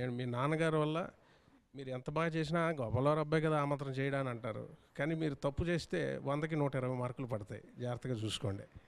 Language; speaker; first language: Telugu; native; Telugu